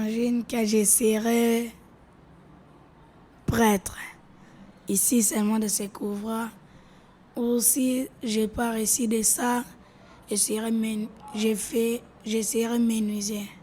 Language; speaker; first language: French; non-native, learner; Lingala